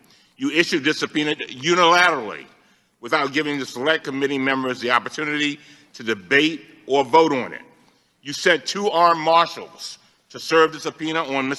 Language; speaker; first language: English; native; English